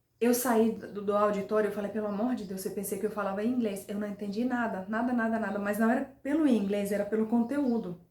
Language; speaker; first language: Portuguese; non-native, fluent; Finnish